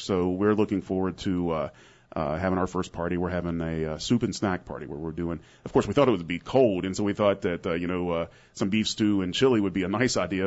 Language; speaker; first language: English; native; English